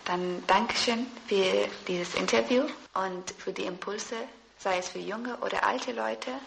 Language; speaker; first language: German; early bilingual, other home language; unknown